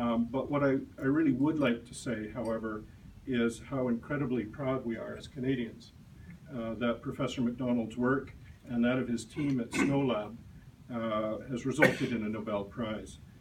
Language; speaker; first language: English; native; English